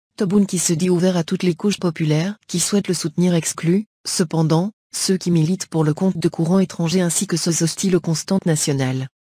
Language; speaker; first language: French; non-native, local second language; Arabic